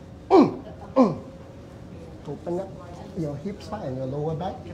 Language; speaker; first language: English; non-native, local second language; Chinese